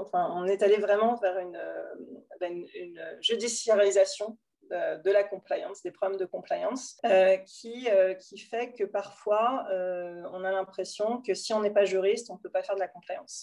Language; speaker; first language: French; native; French